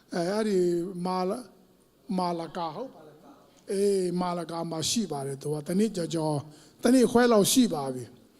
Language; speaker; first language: Burmese; non-native, local second language; Tedim Chin